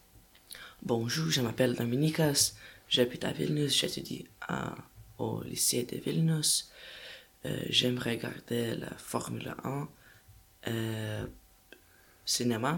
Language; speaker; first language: French; non-native, learner; Lithuanian